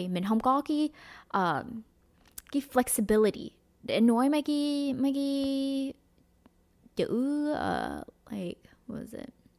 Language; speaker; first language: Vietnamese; early bilingual, heritage; Vietnamese